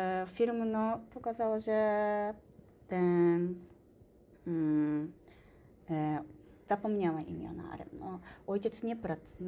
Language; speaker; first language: Polish; non-native, learner; Japanese